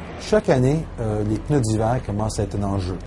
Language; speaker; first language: French; native; French